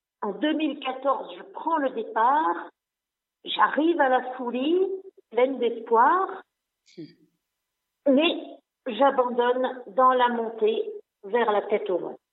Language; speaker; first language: French; non-native, local second language; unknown